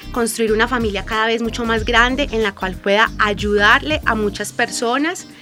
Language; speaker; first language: Spanish; native; Spanish